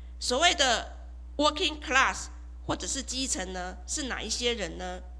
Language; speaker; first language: Chinese; native; Chinese